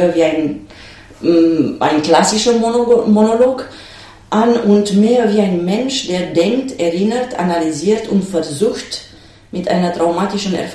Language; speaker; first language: German; non-native, fluent; Romanian